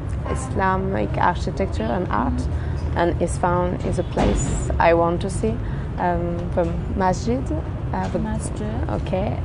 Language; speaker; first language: English; non-native, fluent; French